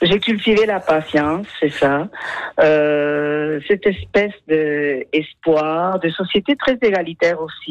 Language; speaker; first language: French; non-native, fluent; Spanish